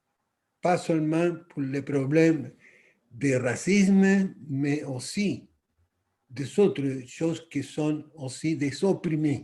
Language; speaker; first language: French; non-native, fluent; Spanish